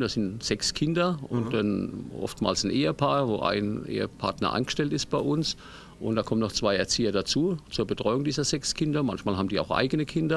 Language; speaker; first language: German; native; German